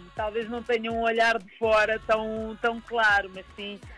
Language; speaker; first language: Portuguese; native; Portuguese